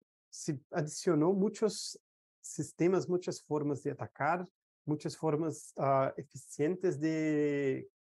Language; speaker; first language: Spanish; non-native, fluent; Portuguese